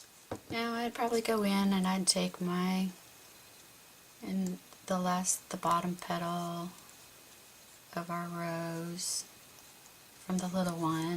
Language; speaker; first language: English; native; English